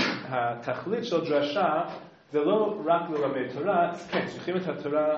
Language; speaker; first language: Hebrew; non-native, fluent; English